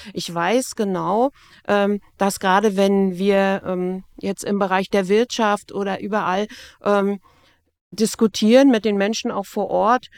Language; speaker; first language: German; native; German